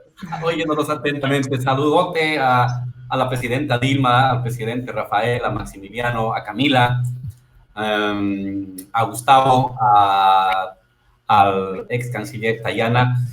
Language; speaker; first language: Spanish; native; Spanish